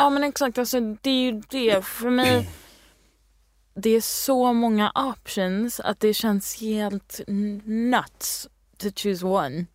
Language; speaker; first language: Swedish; early bilingual, heritage; Swedish